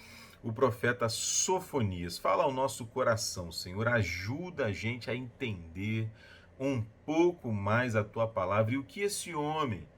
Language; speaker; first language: Portuguese; native; Portuguese